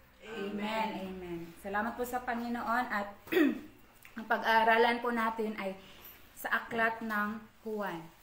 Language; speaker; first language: Filipino; non-native, local second language; Cebuano